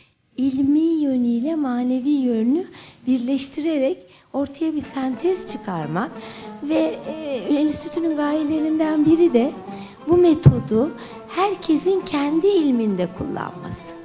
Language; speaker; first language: Turkish; native; Turkish